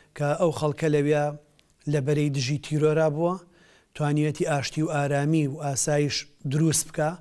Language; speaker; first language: Central Kurdish; native; Central Kurdish